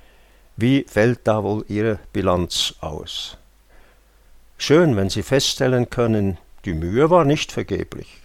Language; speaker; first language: German; native; German